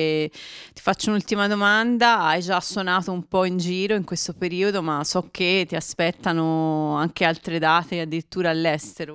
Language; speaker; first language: Italian; native; Italian